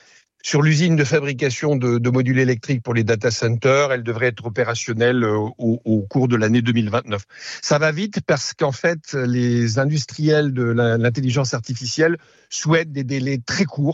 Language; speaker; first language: French; native; French